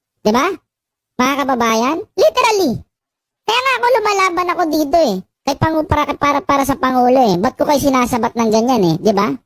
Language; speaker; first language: Filipino; native; Filipino